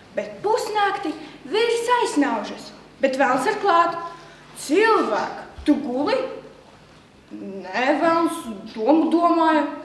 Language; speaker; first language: Latvian; non-native, local second language; Russian